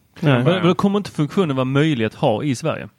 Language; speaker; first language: Swedish; native; Swedish